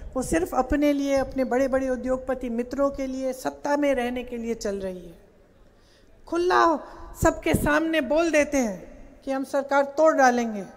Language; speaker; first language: Hindi; native; Hindi